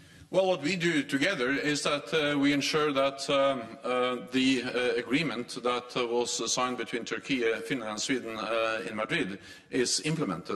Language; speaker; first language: English; non-native, fluent; Norwegian